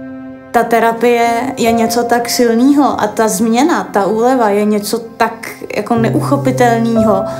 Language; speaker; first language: Czech; native; Czech